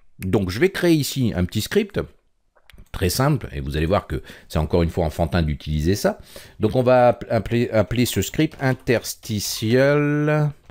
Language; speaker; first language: French; native; French